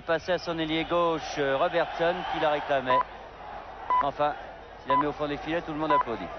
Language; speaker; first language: French; native; French